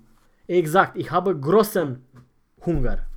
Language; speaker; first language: German; non-native, fluent; Romanian